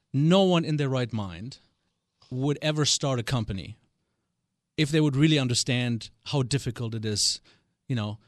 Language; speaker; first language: English; non-native, fluent; German